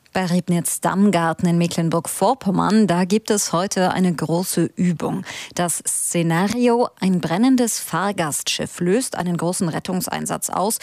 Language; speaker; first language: German; native; German